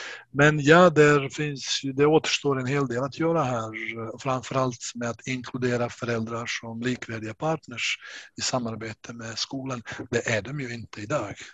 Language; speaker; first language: Swedish; non-native, fluent; Bosnian